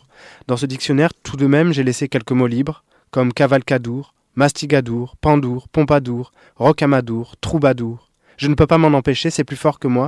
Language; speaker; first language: French; native; French